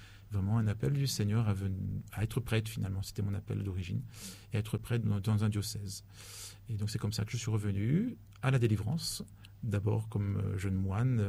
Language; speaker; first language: French; native; French